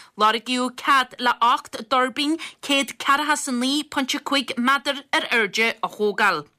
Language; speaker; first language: Irish; native; Irish